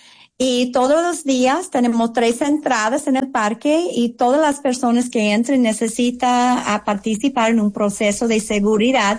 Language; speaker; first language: Spanish; non-native, fluent; English